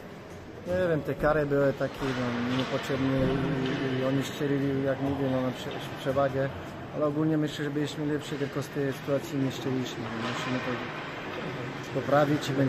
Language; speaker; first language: Polish; early bilingual, heritage; French